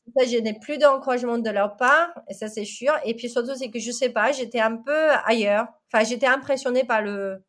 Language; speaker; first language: French; non-native, fluent; Chinese